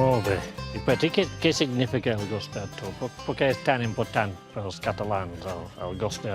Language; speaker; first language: Catalan; non-native, learner; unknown